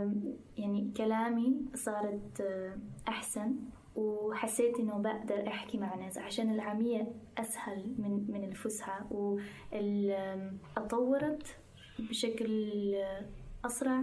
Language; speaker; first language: Arabic; non-native, fluent; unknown